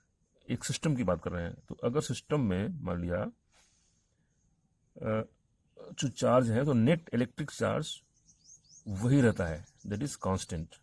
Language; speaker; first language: Hindi; native; Hindi